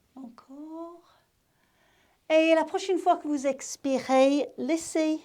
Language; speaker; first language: French; native; French